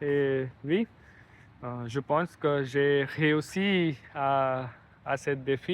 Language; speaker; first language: French; non-native, learner; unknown